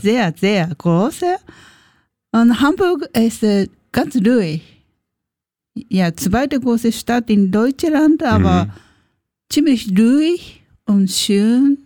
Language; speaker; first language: German; non-native, learner; Japanese